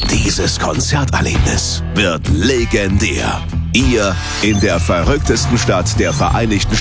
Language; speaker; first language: German; native; German